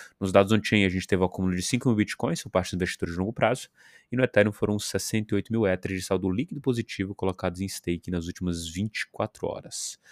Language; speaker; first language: Portuguese; native; Portuguese